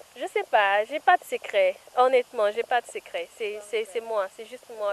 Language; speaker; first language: French; non-native, local second language; Fula